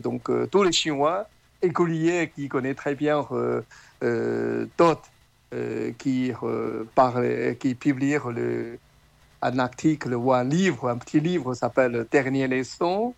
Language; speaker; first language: French; non-native, learner; Chinese